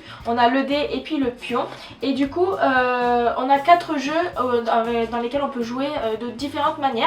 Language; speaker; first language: French; native; French